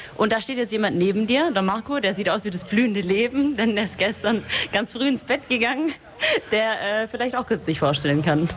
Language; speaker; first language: German; native; German